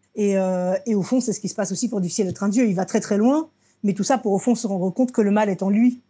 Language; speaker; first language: French; early bilingual, other home language; Russian